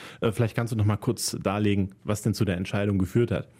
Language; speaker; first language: German; native; German